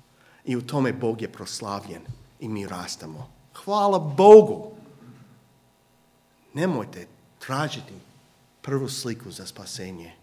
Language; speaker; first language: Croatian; non-native, fluent; English